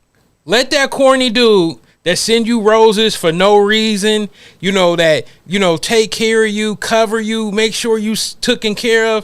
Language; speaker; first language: English; native; English